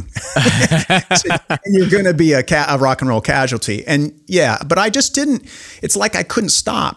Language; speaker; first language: English; native; English